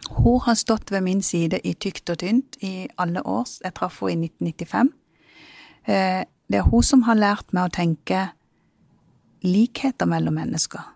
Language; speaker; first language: Norwegian; early bilingual, other home language; Punjabi